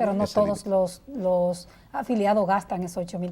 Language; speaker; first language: Spanish; native; Spanish